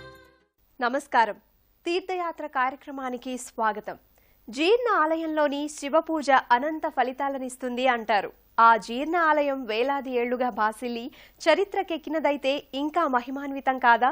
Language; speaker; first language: Telugu; native; Telugu